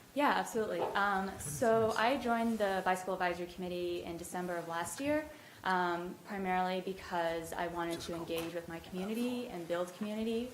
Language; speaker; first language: English; native; English